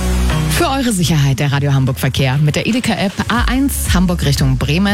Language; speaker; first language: German; native; German